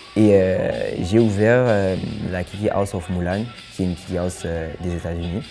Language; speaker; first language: French; native; French